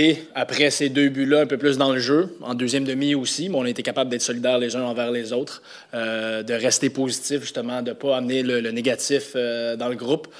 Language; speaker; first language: French; native; French